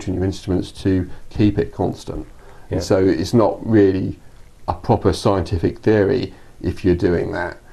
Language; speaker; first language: English; native; English